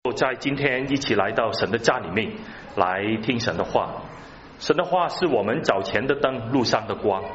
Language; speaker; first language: Chinese; non-native, local second language; Cantonese